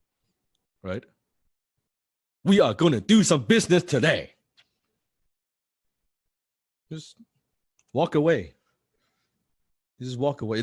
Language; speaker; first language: English; non-native, fluent; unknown